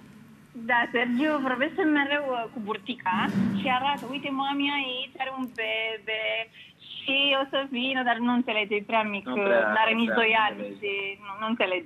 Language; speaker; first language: Romanian; native; Romanian